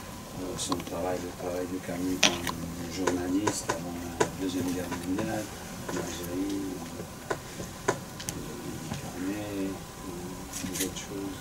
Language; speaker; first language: French; non-native, fluent; English